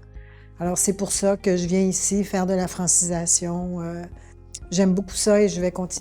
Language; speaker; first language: French; native; French